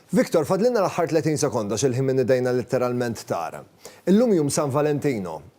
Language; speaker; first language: Maltese; native; Maltese